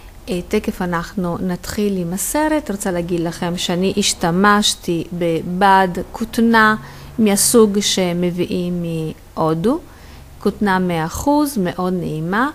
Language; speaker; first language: Hebrew; non-native, fluent; Italian